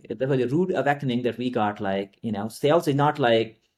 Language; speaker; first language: English; non-native, local second language; Hindi